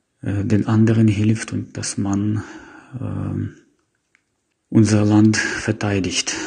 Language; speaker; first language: German; non-native, fluent; Ukrainian